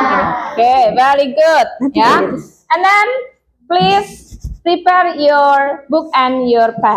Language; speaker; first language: English; non-native, local second language; Indonesian